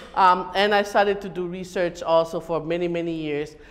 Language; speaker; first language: English; native; English